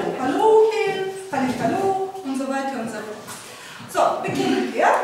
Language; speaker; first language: German; non-native, fluent; Ukrainian